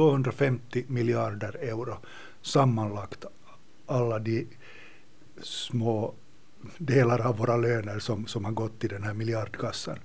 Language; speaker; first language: Swedish; native; Swedish